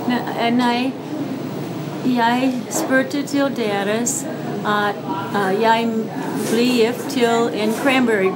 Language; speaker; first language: Norwegian; early bilingual, heritage; English